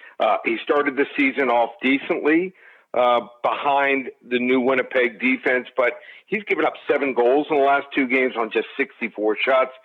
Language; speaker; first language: English; native; English